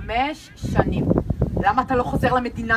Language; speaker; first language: Hebrew; native; Hebrew